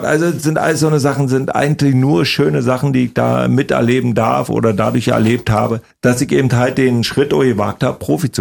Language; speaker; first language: German; native; German